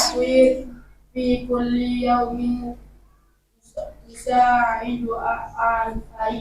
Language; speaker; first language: Arabic; non-native, learner; Indonesian